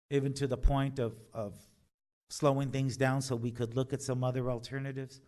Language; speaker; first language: English; native; English